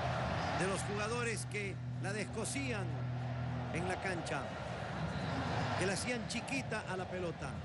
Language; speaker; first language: Spanish; native; Spanish